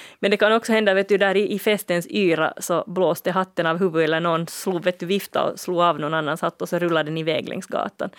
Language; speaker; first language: Swedish; native; Swedish